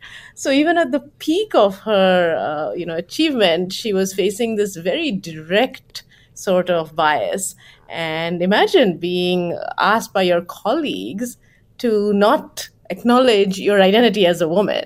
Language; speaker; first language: English; non-native, local second language; Bangla